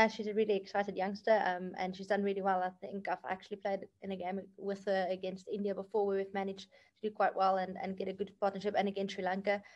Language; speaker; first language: English; non-native, local second language; Afrikaans